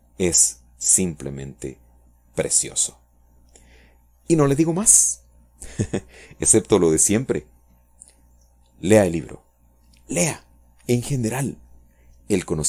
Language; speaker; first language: Spanish; native; Spanish